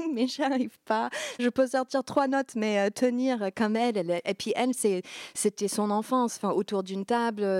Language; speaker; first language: French; non-native, fluent; English